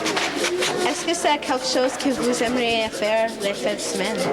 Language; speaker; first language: French; non-native, local second language; English